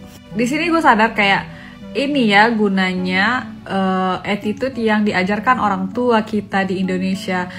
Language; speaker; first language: Indonesian; native; Indonesian